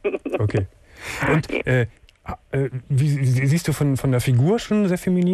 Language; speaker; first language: German; native; German